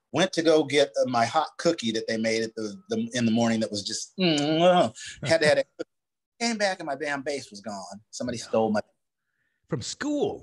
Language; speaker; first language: English; native; English